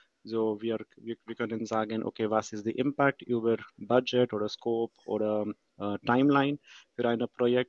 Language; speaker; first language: German; non-native, fluent; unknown